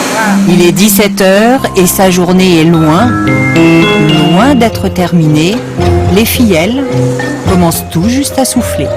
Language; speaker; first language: French; native; French